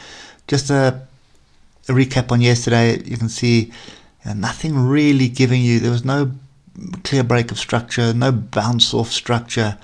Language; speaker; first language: English; native; English